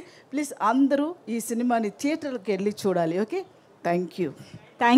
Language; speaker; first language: Telugu; non-native, fluent; Tamil